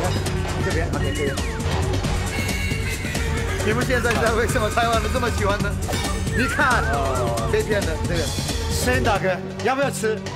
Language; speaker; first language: Chinese; non-native, fluent; Turkish